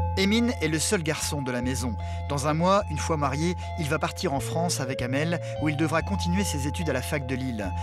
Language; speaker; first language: French; native; French